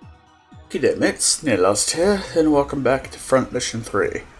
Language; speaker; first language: English; native; English